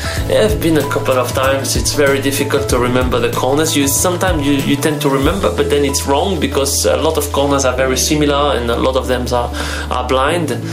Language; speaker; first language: English; non-native, fluent; German